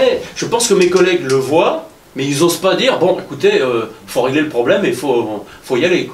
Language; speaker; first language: French; native; French